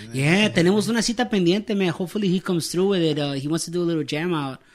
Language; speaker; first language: English; native; English